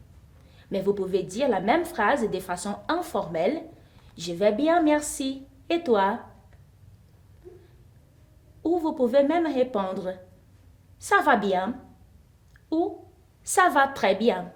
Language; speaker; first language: French; non-native, fluent; Portuguese